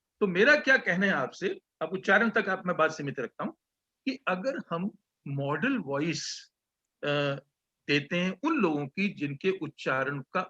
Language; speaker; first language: Hindi; native; Hindi